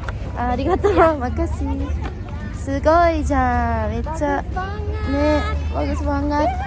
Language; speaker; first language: Indonesian; non-native, learner; Japanese